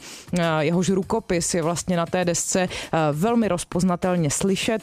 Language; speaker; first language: Czech; native; Czech